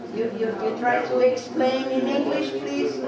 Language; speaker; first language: English; non-native, learner; Portuguese